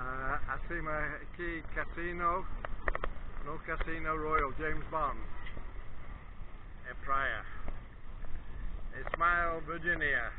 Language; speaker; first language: Portuguese; non-native, learner; English